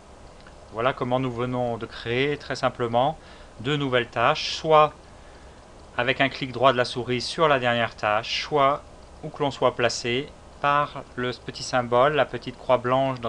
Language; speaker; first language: French; native; French